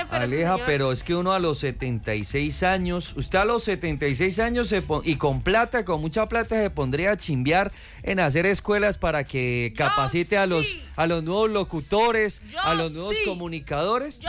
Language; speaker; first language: Spanish; native; Spanish